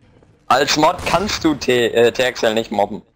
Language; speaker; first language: German; native; German